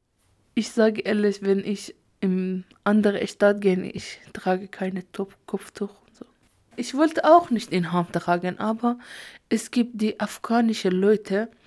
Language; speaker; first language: German; non-native, learner; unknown